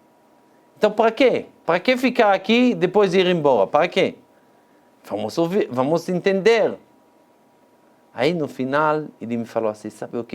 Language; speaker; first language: Portuguese; non-native, fluent; Hebrew